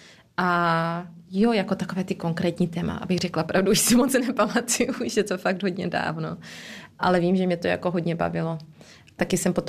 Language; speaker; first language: Czech; early bilingual, heritage; Czech